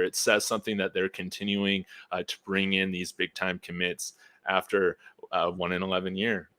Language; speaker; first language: English; native; English